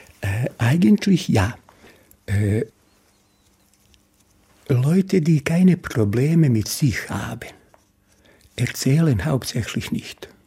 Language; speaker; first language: German; non-native, fluent; Bosnian